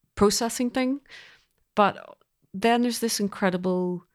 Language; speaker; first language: English; native; English